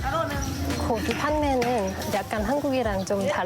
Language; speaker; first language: Korean; non-native, fluent; Lao